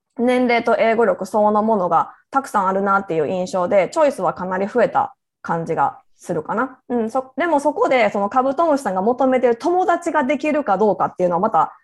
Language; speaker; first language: Japanese; native; Japanese